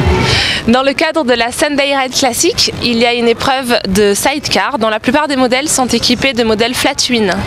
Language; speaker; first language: French; native; French